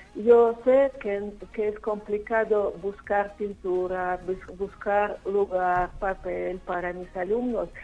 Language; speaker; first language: Spanish; non-native, fluent; Russian